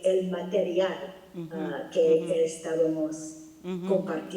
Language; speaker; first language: Spanish; non-native, fluent; English